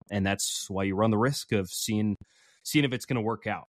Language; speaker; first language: English; native; English